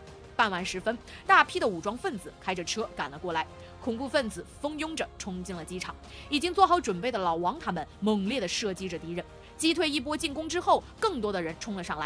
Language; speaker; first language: Chinese; native; Chinese